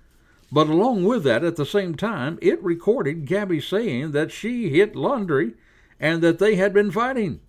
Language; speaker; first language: English; native; English